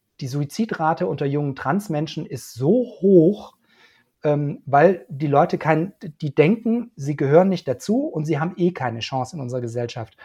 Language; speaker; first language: German; native; German